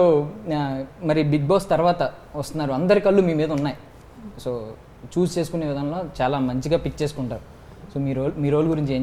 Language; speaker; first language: Telugu; native; Telugu